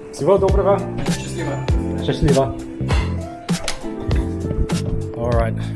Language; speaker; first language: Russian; non-native, learner; English